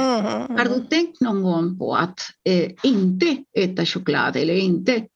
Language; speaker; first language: Swedish; non-native, fluent; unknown